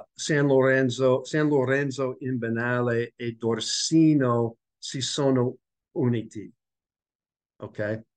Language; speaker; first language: Italian; non-native, learner; English